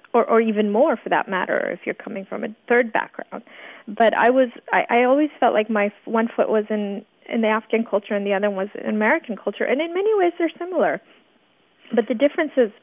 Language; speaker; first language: English; early bilingual, other home language; Persian